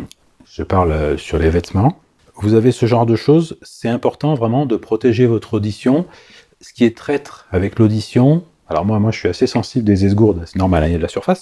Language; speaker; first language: French; native; French